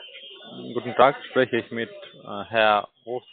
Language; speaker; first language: German; non-native, learner; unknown